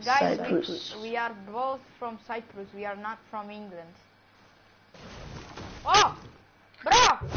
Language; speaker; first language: English; non-native, learner; Greek